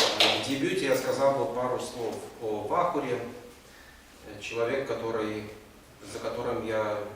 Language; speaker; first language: Russian; native; Russian